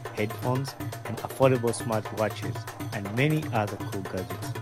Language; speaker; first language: English; non-native, local second language; Ganda